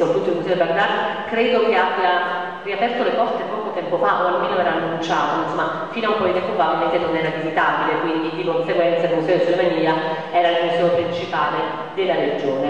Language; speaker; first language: Italian; native; Italian